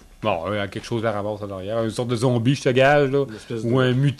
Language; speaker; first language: French; native; French